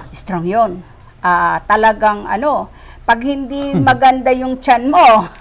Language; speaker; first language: Filipino; native; Filipino